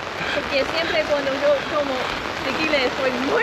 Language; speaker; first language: Spanish; non-native, learner; English